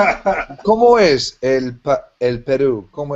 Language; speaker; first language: Spanish; non-native, learner; English